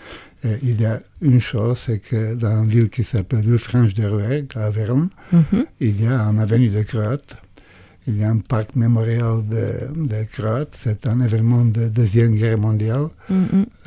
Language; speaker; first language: French; non-native, fluent; Croatian